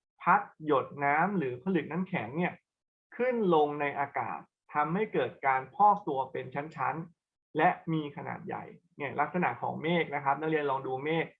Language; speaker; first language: Thai; native; Thai